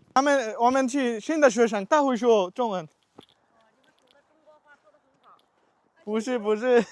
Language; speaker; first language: Chinese; non-native, learner; Bangla